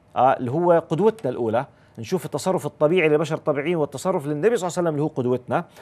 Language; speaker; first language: Arabic; native; Arabic